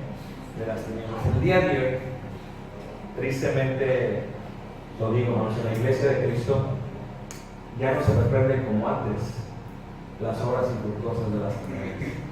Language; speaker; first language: Spanish; early bilingual, heritage; Spanish